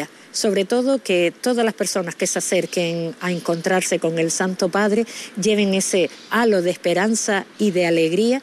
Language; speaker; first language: Spanish; native; Spanish